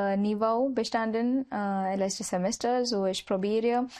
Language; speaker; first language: German; non-native, learner; Marathi